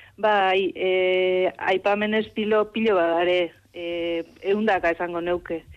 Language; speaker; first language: Basque; native; Basque